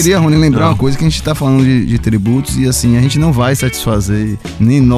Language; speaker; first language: Portuguese; native; Portuguese